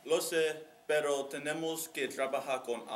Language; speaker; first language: Spanish; non-native, learner; English